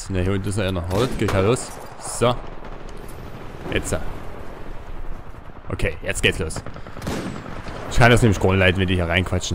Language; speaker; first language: German; native; German